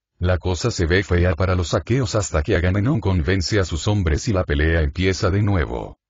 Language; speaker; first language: Spanish; native; Spanish